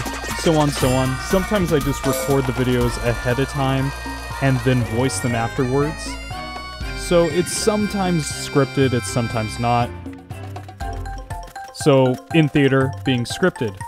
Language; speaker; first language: English; native; English